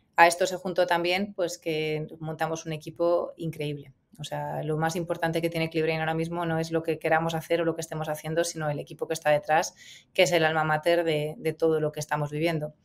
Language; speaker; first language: Spanish; native; Spanish